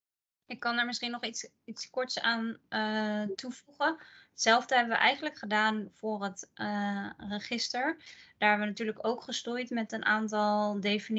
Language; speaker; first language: Dutch; native; Dutch